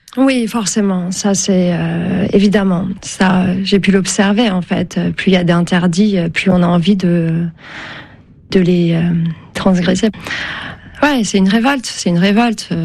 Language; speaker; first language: French; early bilingual, other home language; Turkish